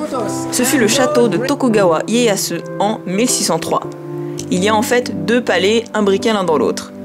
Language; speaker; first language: French; native; French